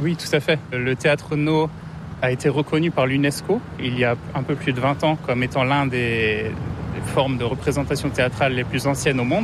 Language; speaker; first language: French; native; French